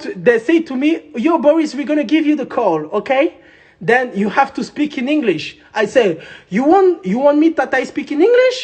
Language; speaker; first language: English; non-native, learner; French